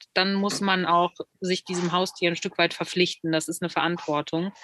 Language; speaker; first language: German; native; German